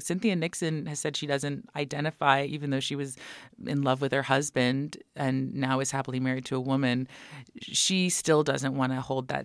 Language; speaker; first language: English; native; English